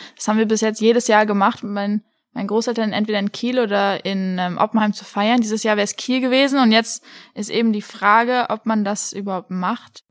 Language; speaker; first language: German; native; German